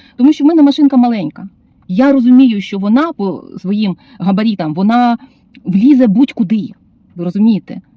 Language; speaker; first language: Ukrainian; native; Ukrainian